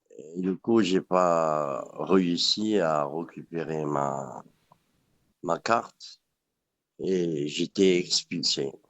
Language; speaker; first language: French; non-native, local second language; Arabic